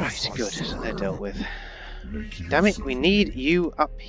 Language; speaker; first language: English; native; English